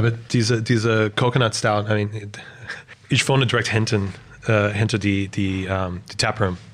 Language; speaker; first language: German; non-native, fluent; English